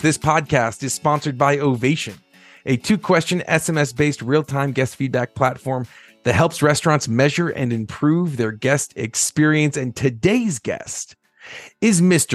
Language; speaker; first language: English; native; English